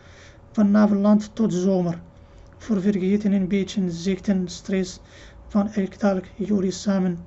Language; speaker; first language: Dutch; non-native, learner; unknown